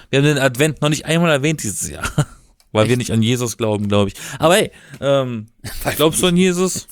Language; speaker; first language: German; native; German